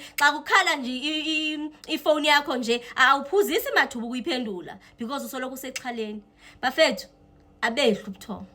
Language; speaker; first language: Zulu; non-native, local second language; Xhosa